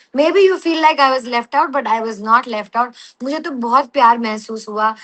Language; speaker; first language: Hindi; non-native, local second language; Telugu